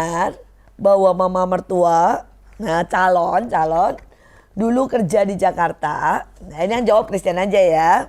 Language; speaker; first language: Indonesian; native; Indonesian